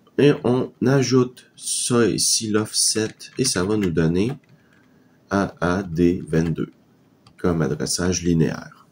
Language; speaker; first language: French; native; French